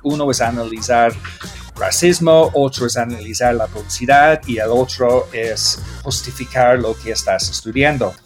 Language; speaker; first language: Spanish; non-native, fluent; English